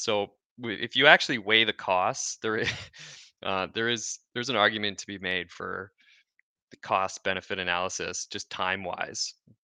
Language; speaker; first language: English; native; English